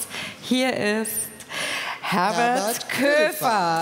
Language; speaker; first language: German; native; German